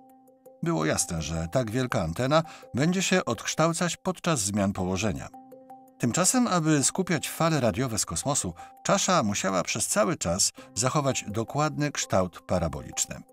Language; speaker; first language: Polish; native; Polish